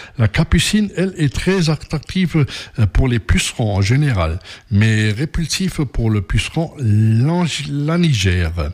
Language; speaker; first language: French; native; French